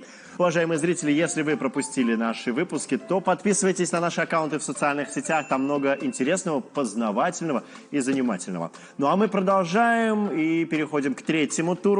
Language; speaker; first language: Russian; native; Russian